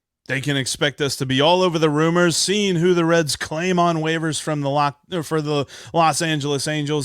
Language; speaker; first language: English; native; English